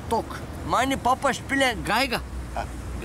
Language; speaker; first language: German; non-native, learner; Bulgarian